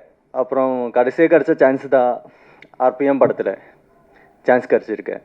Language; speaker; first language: Tamil; non-native, learner; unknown